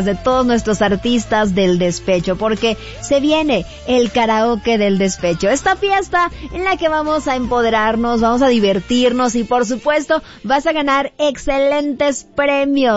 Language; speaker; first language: Spanish; native; Spanish